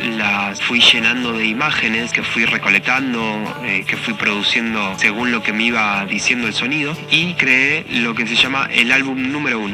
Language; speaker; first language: Spanish; native; Spanish